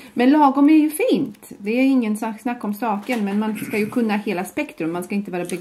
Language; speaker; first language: Swedish; non-native, fluent; Latvian